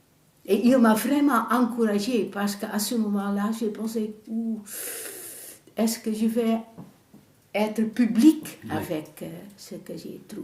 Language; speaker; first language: French; non-native, fluent; Dutch